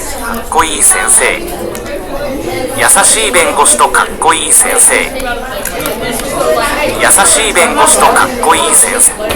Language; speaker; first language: Japanese; non-native, learner; English